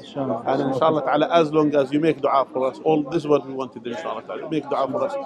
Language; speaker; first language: English; non-native, fluent; Arabic